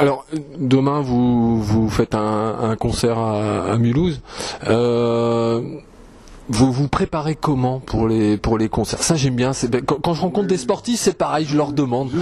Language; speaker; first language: French; native; French